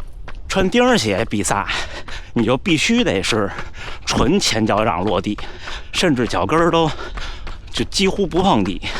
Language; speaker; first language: Chinese; native; Chinese